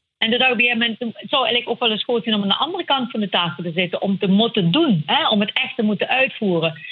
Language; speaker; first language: Dutch; native; Dutch